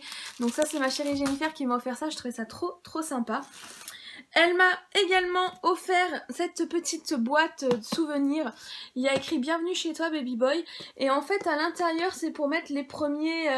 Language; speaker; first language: French; native; French